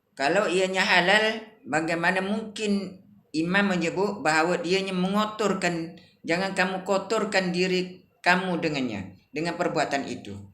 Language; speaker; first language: Malay; native; Malay